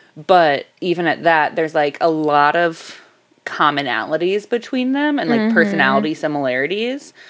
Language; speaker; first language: English; native; English